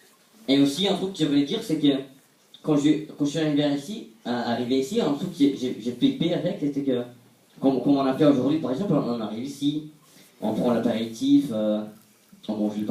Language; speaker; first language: French; non-native, fluent; Portuguese